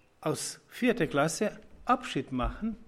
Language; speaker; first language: German; non-native, learner; Croatian